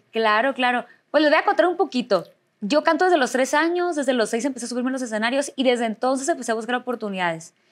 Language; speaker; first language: Spanish; native; Spanish